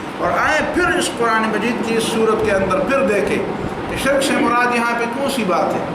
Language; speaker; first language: Urdu; non-native, local second language; Pashto